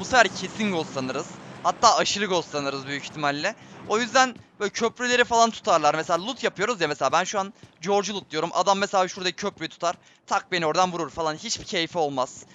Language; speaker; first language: Turkish; native; Turkish